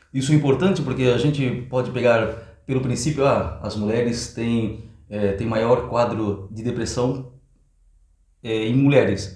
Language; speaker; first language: Portuguese; native; Portuguese